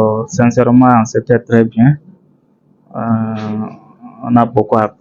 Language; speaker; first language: French; non-native, fluent; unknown